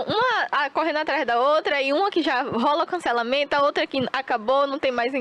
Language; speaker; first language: Portuguese; native; Portuguese